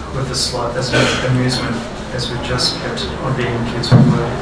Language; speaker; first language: English; early bilingual, other home language; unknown